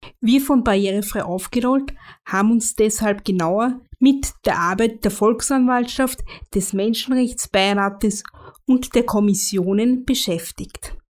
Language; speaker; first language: German; native; German